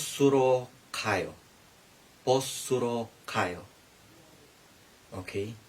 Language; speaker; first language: Korean; non-native, learner; Filipino